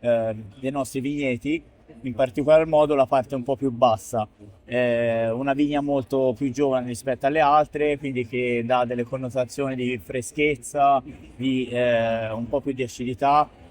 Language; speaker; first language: Italian; native; Italian